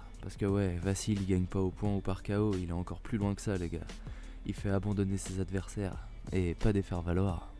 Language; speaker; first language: French; native; French